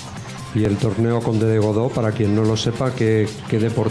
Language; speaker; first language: Spanish; native; Spanish